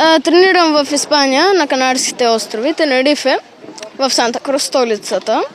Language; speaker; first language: Bulgarian; early bilingual, heritage; Bulgarian